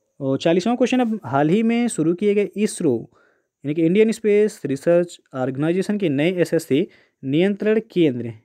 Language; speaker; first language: Hindi; native; Hindi